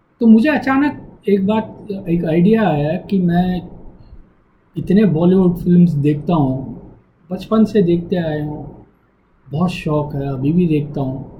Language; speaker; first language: Hindi; non-native, local second language; Tamil